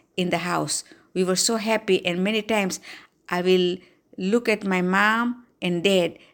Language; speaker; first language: English; non-native, local second language; Gujarati